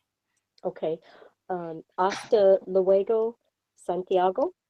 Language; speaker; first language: Spanish; non-native, learner; English